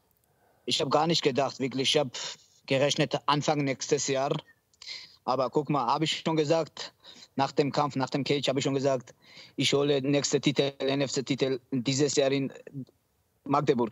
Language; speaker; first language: German; non-native, learner; Georgian